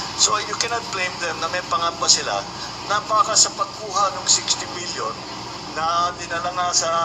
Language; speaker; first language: Filipino; native; Filipino